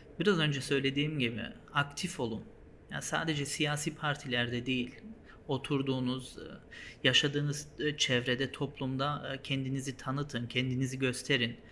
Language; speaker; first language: Turkish; early bilingual, heritage; Turkish